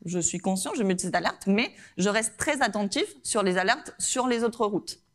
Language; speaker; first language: French; non-native, fluent; Spanish